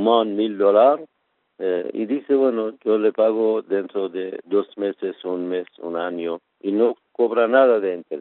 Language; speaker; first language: Spanish; non-native, fluent; Persian